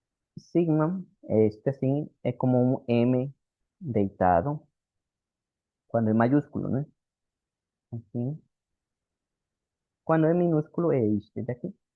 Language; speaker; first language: Spanish; non-native, fluent; Portuguese